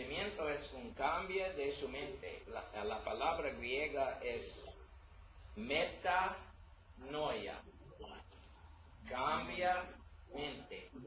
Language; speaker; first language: Spanish; non-native, learner; English